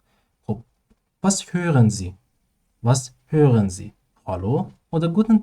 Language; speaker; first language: German; non-native, learner; Persian